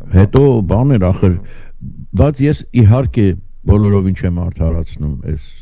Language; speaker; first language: Armenian; native; Armenian